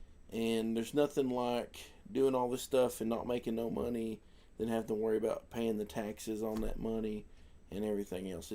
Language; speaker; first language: English; native; English